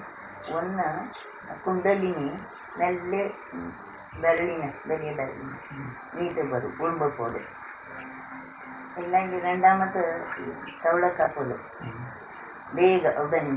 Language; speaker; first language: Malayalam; non-native, local second language; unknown